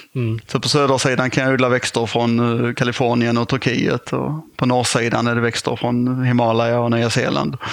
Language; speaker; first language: Swedish; native; Swedish